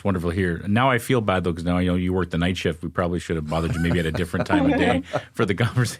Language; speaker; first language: English; native; English